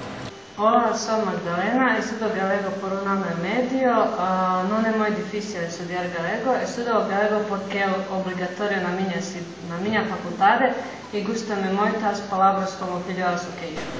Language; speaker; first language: Galician; non-native, learner; Croatian